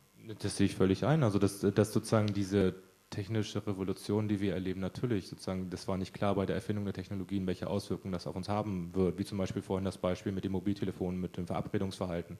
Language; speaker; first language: German; native; German